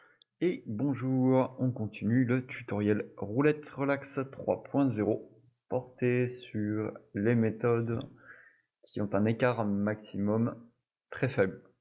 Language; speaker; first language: French; native; French